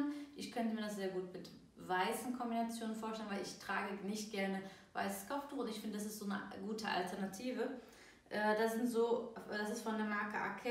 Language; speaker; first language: German; early bilingual, other home language; Turkish